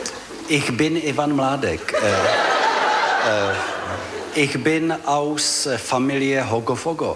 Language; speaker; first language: German; non-native, learner; Czech